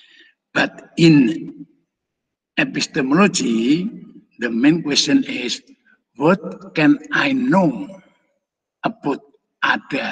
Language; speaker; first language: English; non-native, fluent; Indonesian